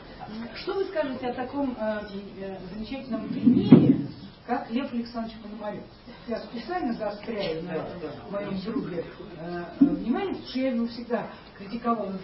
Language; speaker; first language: Russian; native; Russian